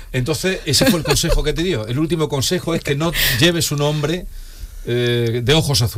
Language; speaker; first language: Spanish; native; Spanish